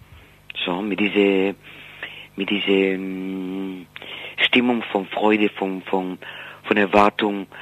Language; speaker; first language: German; non-native, fluent; Spanish